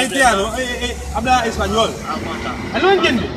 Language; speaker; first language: Spanish; non-native, learner; Haitian Creole